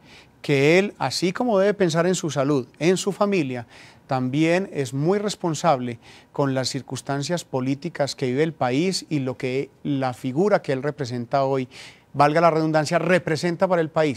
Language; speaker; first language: Spanish; native; Spanish